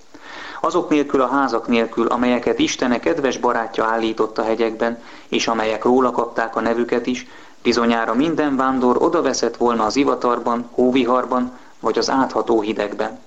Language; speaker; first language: Hungarian; native; Hungarian